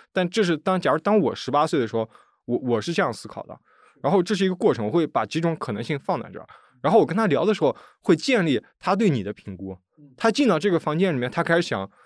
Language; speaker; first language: Chinese; native; Chinese